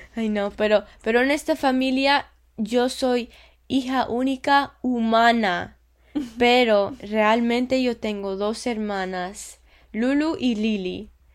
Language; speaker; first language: Spanish; early bilingual, heritage; Spanish